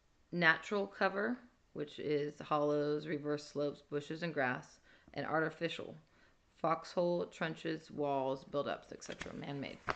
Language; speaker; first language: English; native; English